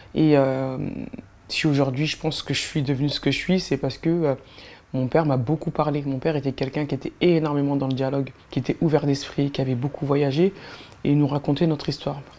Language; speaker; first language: French; native; French